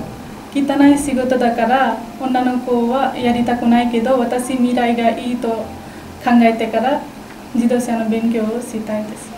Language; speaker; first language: Japanese; non-native, learner; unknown